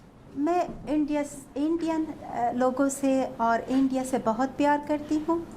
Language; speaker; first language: Hindi; non-native, fluent; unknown